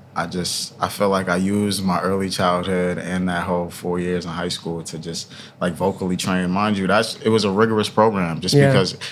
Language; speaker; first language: English; early bilingual, other home language; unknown